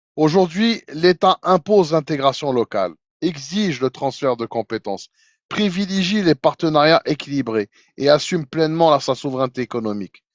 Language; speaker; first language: French; non-native, local second language; Arabic